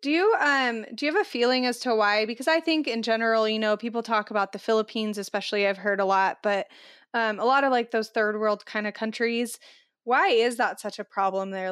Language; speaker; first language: English; native; English